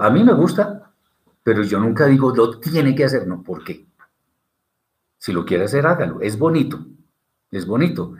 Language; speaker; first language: Spanish; native; Spanish